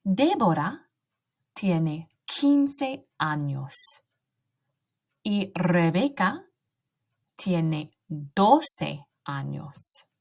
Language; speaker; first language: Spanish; non-native, learner; English